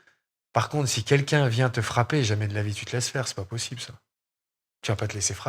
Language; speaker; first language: French; native; French